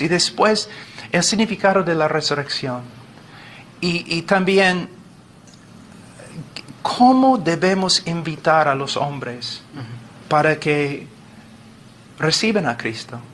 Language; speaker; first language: Spanish; non-native, fluent; English